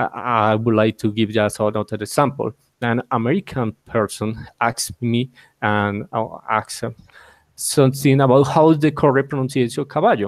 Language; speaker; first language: English; non-native, learner; Spanish